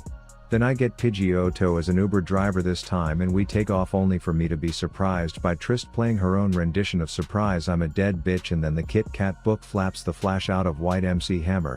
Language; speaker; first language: English; native; English